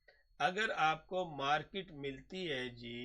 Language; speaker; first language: Hindi; non-native, local second language; Punjabi